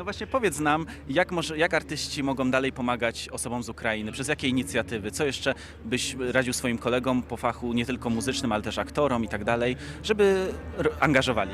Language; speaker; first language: Polish; native; Polish